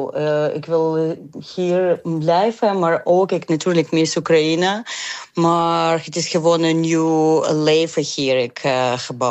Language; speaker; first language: Dutch; non-native, learner; Ukrainian